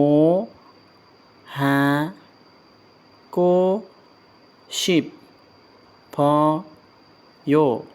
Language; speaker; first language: Korean; non-native, fluent; Hmong